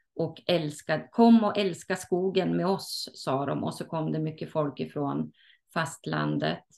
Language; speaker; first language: Swedish; native; Swedish